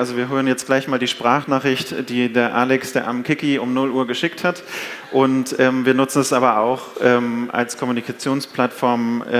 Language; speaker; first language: German; native; German